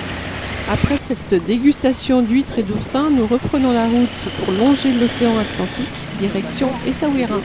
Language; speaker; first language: French; native; French